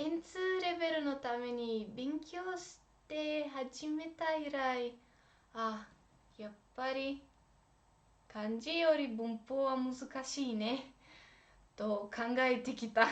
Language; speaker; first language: Japanese; non-native, learner; Romanian